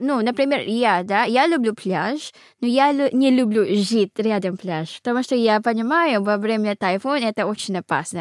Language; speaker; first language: Russian; non-native, learner; Filipino